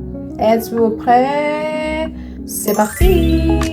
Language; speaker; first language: French; non-native, learner; Indonesian